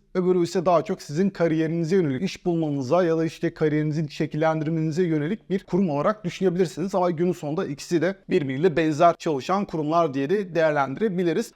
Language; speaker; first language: Turkish; native; Turkish